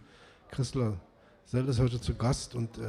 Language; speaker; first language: German; native; German